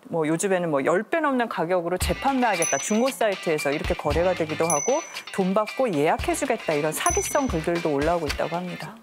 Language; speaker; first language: Korean; native; Korean